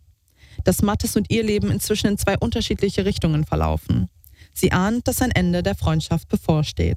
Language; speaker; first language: German; native; German